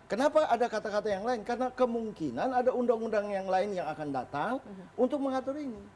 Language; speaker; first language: Indonesian; native; Indonesian